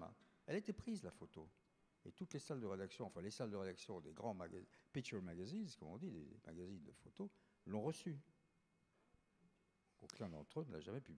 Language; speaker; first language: French; native; French